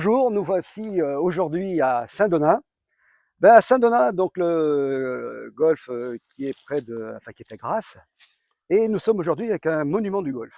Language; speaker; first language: French; native; French